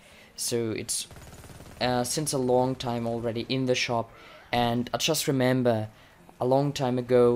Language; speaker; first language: English; non-native, fluent; Swiss German